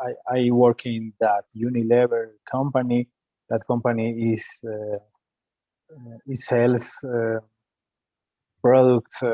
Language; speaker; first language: English; non-native, learner; Spanish